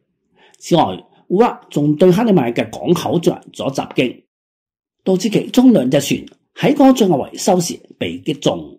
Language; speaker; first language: Chinese; non-native, local second language; Cantonese